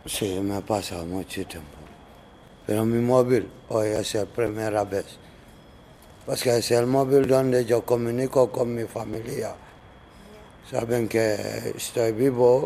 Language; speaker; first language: Spanish; non-native, learner; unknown